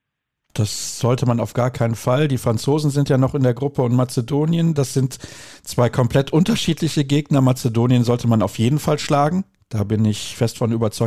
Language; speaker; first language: German; native; German